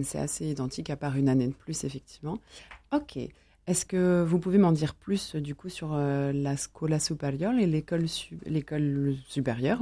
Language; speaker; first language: French; native; French